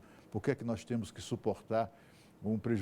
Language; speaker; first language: Portuguese; native; Portuguese